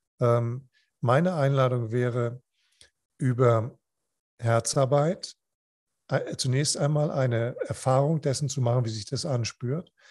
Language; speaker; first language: German; non-native, fluent; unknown